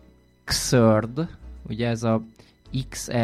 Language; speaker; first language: Hungarian; native; Hungarian